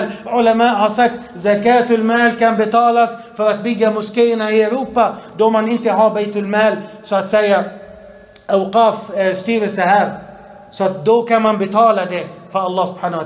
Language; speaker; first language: Swedish; early bilingual, other home language; Arabic